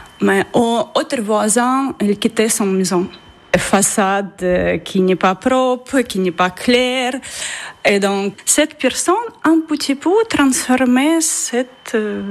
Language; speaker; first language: French; non-native, learner; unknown